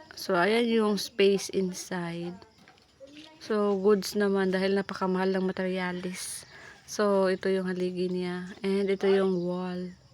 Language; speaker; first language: Filipino; non-native, local second language; Cebuano